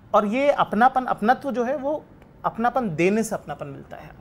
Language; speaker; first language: Hindi; native; Hindi